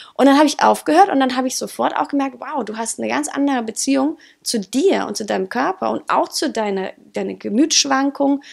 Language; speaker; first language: German; non-native, fluent; Danish